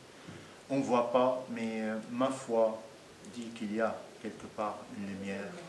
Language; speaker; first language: French; non-native, fluent; Arabic